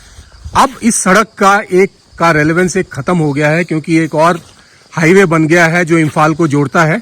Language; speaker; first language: Hindi; native; Hindi